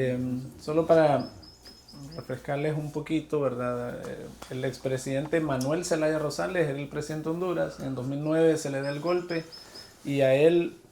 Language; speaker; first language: Spanish; native; Spanish